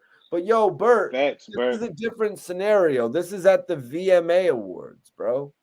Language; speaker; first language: English; native; English